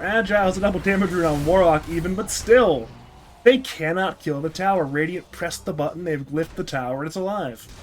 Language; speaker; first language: English; native; English